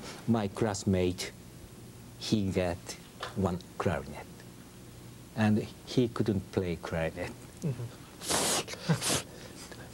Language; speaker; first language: English; non-native, learner; Japanese